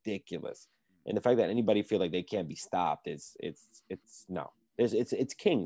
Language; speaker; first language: English; early bilingual, other home language; Spanish